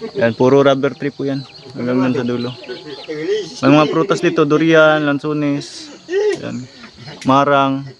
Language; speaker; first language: Filipino; non-native, local second language; Cebuano